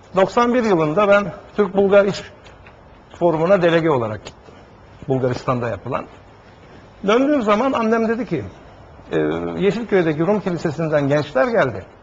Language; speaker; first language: Turkish; native; Turkish